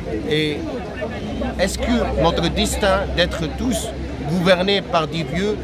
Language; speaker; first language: French; non-native, local second language; Arabic